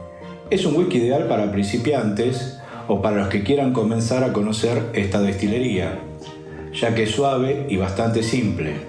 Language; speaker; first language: Spanish; native; Spanish